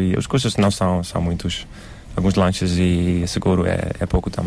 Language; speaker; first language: Portuguese; non-native, learner; Dutch